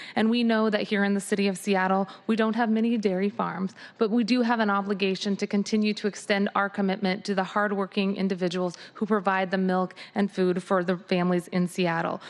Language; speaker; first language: English; native; English